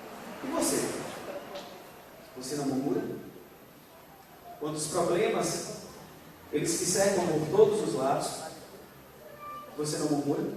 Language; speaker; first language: Portuguese; native; Portuguese